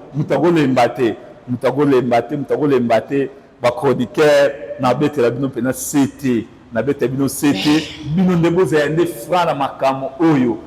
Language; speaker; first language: Lingala; non-native, local second language; Kongo